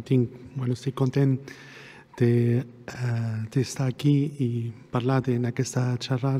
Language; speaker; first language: Catalan; non-native, fluent; Arabic